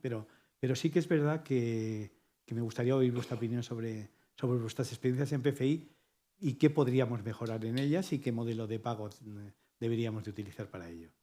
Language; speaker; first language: Spanish; native; Spanish